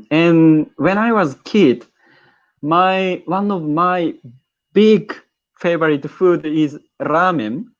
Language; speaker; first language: English; non-native, learner; Japanese